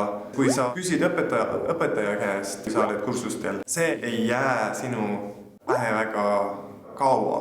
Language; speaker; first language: Estonian; non-native, learner; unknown